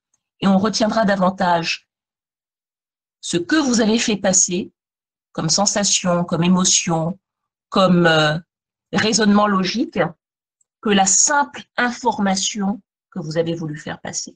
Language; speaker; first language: French; native; French